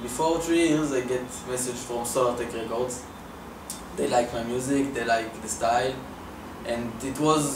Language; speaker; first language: English; non-native, learner; Hebrew